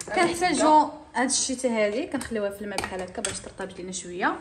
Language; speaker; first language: Arabic; native; Arabic